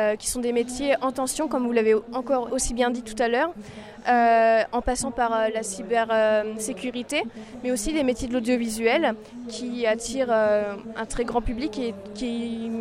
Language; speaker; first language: French; native; French